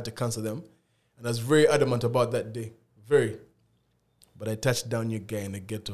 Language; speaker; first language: English; non-native, local second language; Ganda